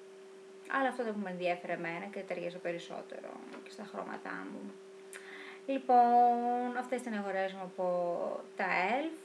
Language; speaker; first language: Greek; native; Greek